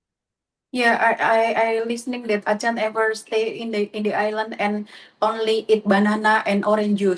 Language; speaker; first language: English; non-native, learner; Indonesian